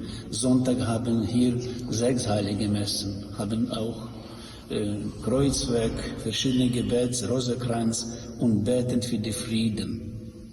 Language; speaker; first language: German; non-native, learner; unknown